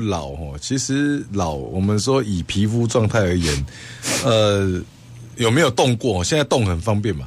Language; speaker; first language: Chinese; native; Chinese